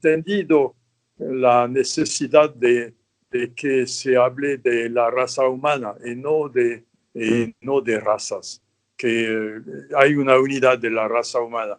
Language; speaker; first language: Spanish; non-native, fluent; French